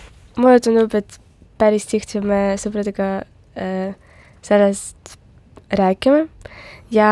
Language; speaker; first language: Estonian; non-native, local second language; Russian